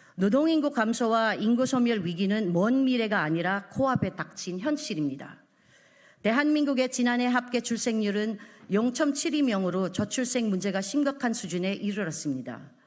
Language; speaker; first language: Korean; non-native, fluent; Filipino